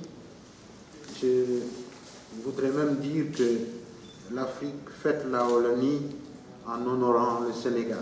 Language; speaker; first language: French; non-native, local second language; Wolof